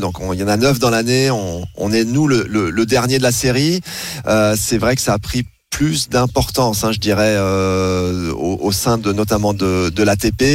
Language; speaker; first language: French; native; French